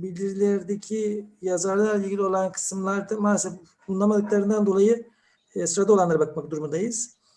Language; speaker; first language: Turkish; native; Turkish